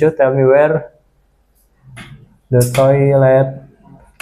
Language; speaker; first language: English; non-native, fluent; Indonesian